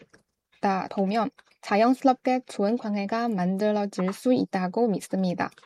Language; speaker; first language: Korean; non-native, learner; Chinese